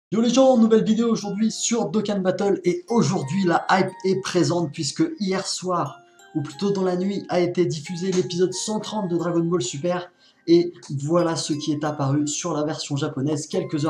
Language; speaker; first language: French; native; French